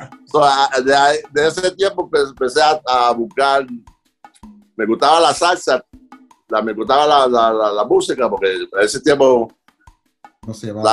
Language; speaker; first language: Spanish; early bilingual, other home language; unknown